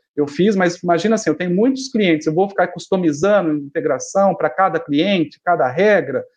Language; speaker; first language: Portuguese; native; Portuguese